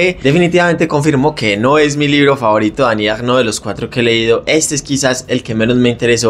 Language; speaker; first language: Spanish; native; Spanish